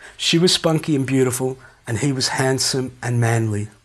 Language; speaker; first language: English; native; English